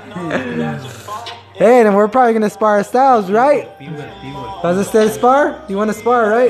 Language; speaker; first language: English; native; English